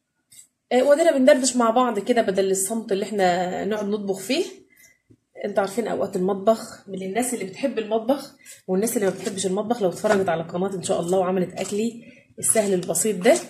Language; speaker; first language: Arabic; native; Arabic